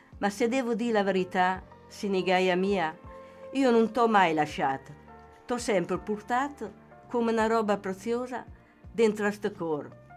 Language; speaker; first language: Italian; native; Italian